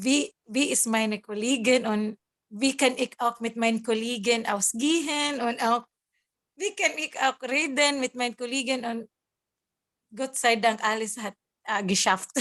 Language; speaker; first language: German; non-native, learner; Cebuano